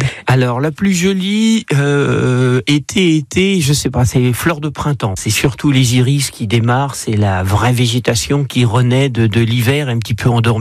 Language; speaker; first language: French; native; French